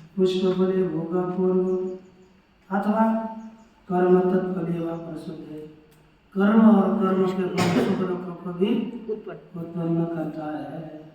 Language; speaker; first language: Hindi; non-native, local second language; Marathi